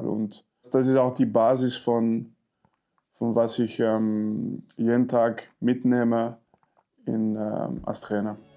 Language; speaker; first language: German; non-native, fluent; French